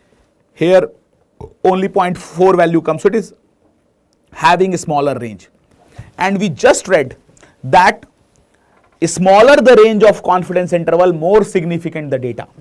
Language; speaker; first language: English; non-native, local second language; Hindi